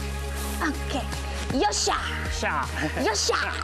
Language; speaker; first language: Japanese; non-native, learner; Cantonese